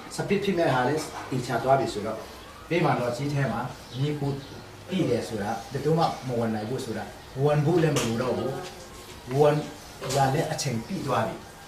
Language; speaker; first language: Burmese; non-native, local second language; Tedim Chin